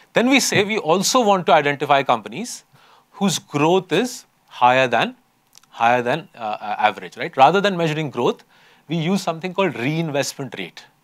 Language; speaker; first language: English; non-native, local second language; Hindi